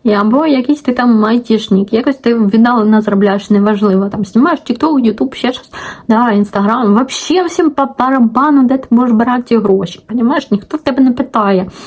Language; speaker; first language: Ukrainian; non-native, local second language; Russian